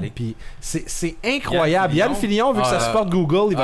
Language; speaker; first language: French; native; French